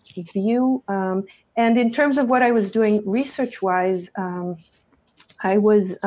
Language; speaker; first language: English; early bilingual, other home language; Hebrew